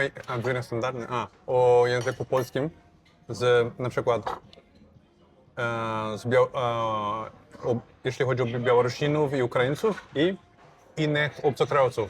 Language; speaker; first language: Polish; non-native, fluent; Portuguese